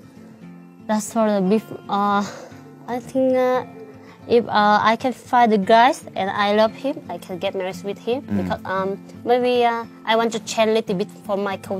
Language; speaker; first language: English; non-native, learner; Iu Mien